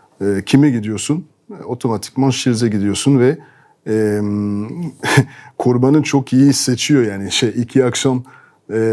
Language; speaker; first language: Turkish; non-native, fluent; French